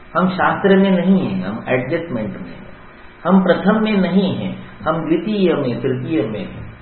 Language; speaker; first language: Hindi; non-native, local second language; Marathi